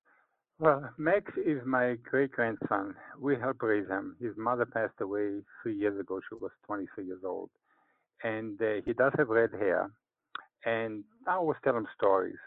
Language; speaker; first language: English; non-native, fluent; Hebrew